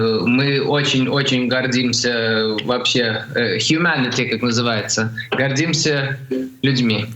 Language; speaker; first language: Russian; early bilingual, heritage; Russian